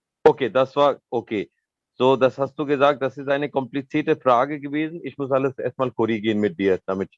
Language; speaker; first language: German; non-native, learner; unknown